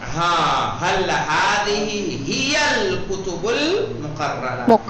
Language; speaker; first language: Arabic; non-native, fluent; Urdu